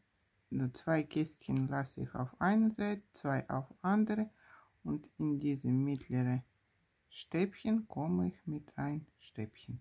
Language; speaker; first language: German; non-native, fluent; Russian